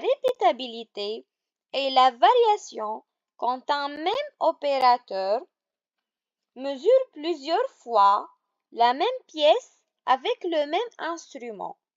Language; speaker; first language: French; non-native, local second language; Arabic